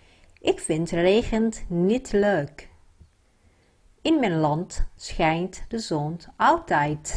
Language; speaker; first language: Dutch; non-native, fluent; Vietnamese